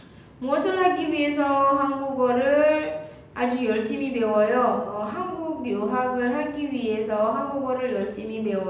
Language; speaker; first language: Korean; non-native, fluent; Indonesian